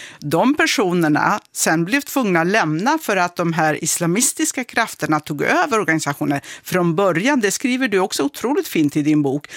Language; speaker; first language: Swedish; early bilingual, other home language; Kurdish